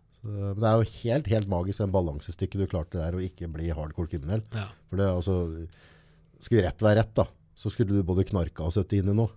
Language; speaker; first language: Norwegian; native; Norwegian